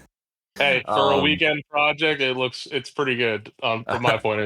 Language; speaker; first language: English; native; English